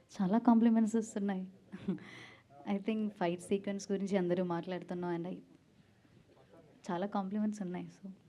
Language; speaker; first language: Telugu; non-native, learner; Malayalam